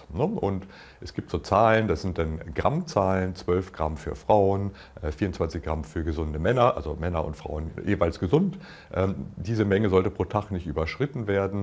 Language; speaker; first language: German; native; German